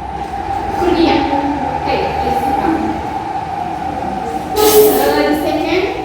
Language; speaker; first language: English; non-native, learner; Indonesian